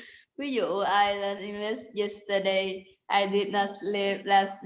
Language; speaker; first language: English; non-native, learner; Vietnamese